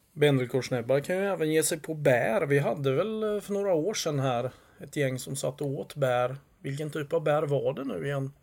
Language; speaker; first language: Swedish; native; Swedish